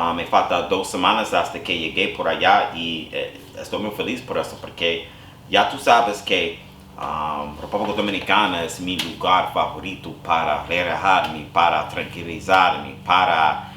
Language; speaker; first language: Spanish; non-native, learner; English